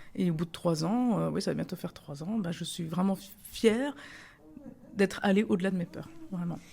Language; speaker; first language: French; early bilingual, other home language; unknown